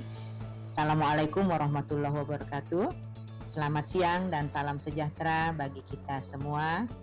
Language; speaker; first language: Indonesian; native; Indonesian